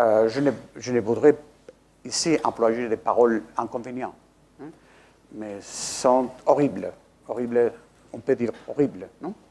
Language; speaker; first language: French; non-native, fluent; Spanish